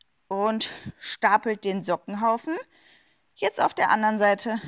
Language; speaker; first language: German; native; German